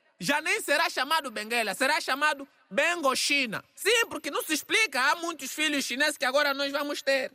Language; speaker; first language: Portuguese; native; Portuguese